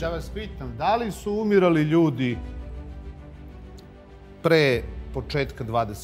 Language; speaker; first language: Serbian; native; Serbian